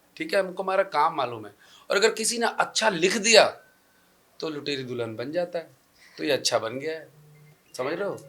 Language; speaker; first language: Hindi; native; Hindi